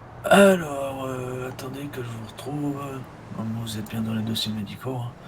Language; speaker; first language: French; native; French